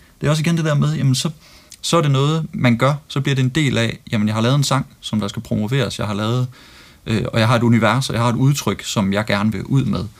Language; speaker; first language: Danish; native; Danish